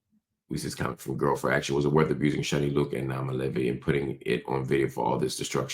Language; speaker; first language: English; native; English